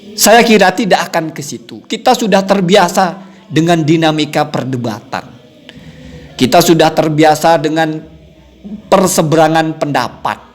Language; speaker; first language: Indonesian; non-native, local second language; Madurese